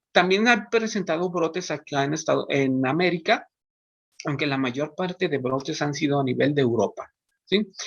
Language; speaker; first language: Spanish; native; Spanish